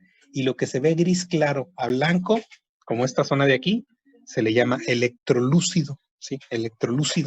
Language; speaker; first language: Spanish; native; Spanish